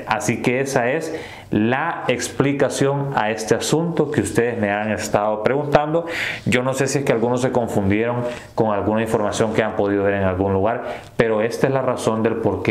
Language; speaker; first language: Spanish; native; Spanish